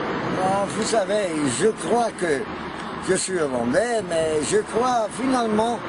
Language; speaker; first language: French; non-native, fluent; Dutch